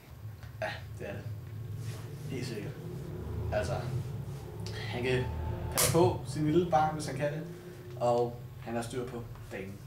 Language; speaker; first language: Danish; early bilingual, other home language; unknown